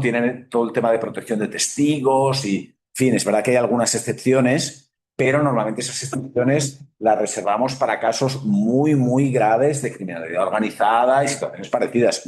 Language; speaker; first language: Spanish; native; Spanish